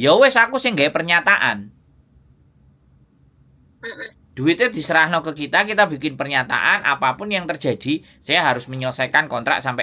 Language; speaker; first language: Indonesian; non-native, local second language; Javanese